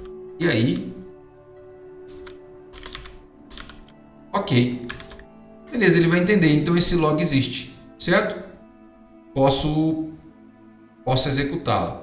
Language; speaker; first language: Portuguese; native; Portuguese